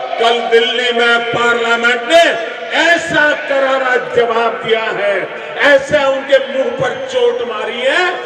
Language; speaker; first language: Hindi; non-native, local second language; Gujarati